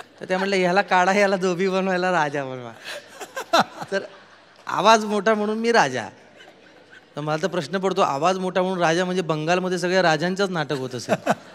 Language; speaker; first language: Marathi; non-native, local second language; Marwari